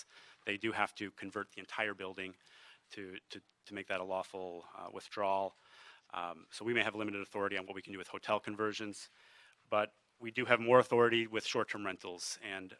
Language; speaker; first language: English; native; English